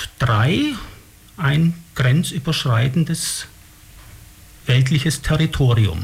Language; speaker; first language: German; native; German